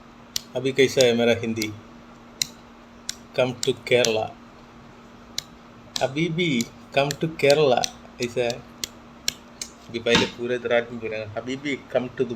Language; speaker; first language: Hindi; non-native, local second language; Malayalam